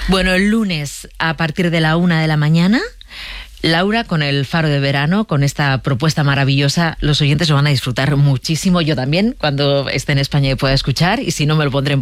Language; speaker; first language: Spanish; native; Spanish